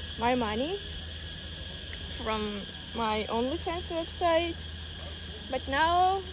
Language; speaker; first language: English; non-native, learner; Russian